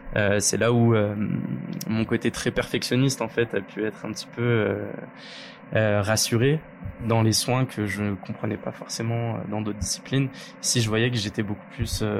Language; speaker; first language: French; native; French